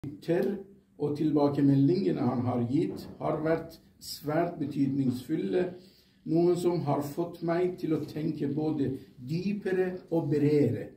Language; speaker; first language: Norwegian; non-native, fluent; Persian